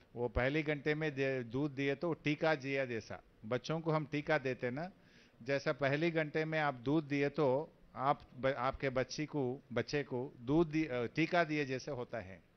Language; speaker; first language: Hindi; non-native, local second language; Telugu